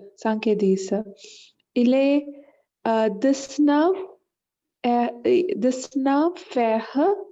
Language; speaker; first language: French; non-native, learner; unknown